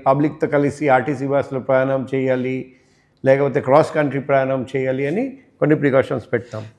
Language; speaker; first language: Telugu; non-native, fluent; Bangla